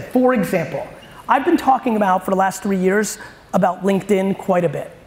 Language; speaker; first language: English; native; English